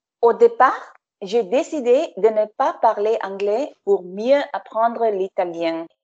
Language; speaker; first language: French; non-native, fluent; English